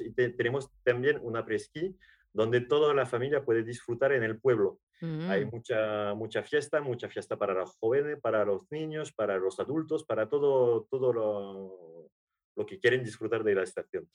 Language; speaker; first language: Spanish; non-native, learner; French